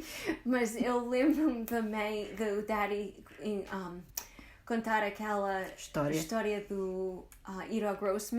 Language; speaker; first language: Portuguese; early bilingual, heritage; Portuguese